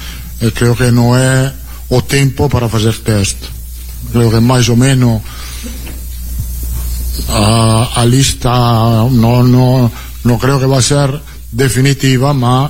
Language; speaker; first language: Portuguese; non-native, learner; Italian